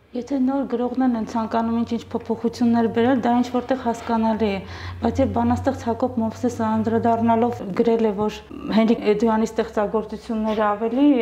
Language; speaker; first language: Armenian; native; Armenian